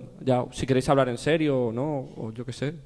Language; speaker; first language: Spanish; native; Spanish